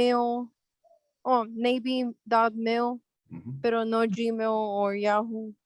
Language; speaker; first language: Spanish; early bilingual, heritage; Spanish